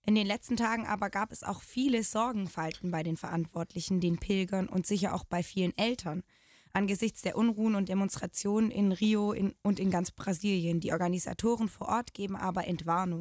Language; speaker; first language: German; native; German